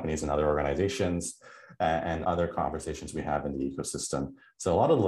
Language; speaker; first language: English; native; English